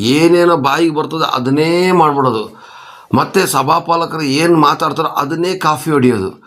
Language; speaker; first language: Kannada; non-native, local second language; Kodava